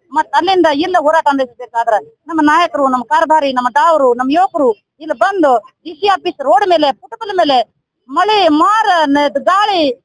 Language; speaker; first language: Kannada; non-native, local second language; Lambadi